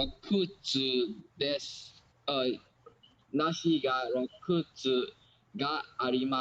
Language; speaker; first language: Japanese; non-native, learner; English